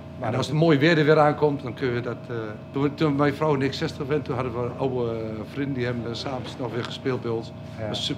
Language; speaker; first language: Dutch; native; Dutch